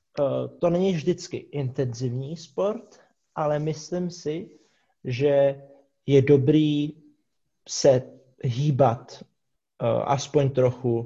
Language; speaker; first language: Czech; non-native, fluent; English